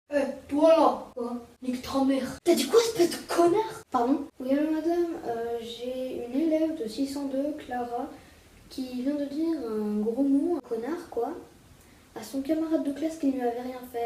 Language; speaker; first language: French; native; French